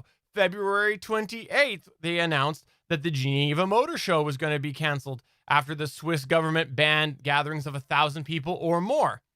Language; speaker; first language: English; native; English